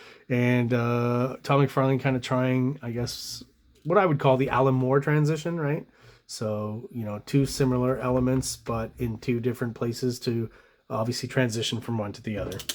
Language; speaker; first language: English; native; English